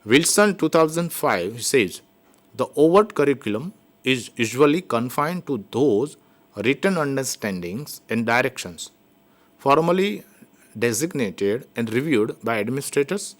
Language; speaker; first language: English; non-native, local second language; Gujarati